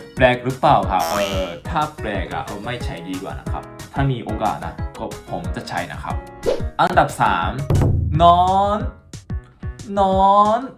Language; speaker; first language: Thai; non-native, fluent; Japanese